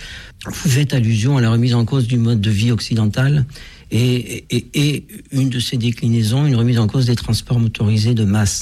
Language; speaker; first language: French; native; French